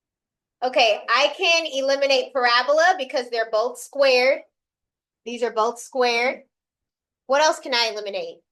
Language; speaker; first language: English; native; English